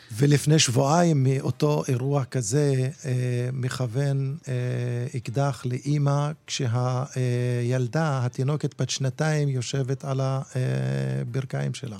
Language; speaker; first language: Hebrew; non-native, local second language; Arabic